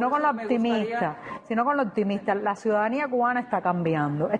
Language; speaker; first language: Spanish; native; Spanish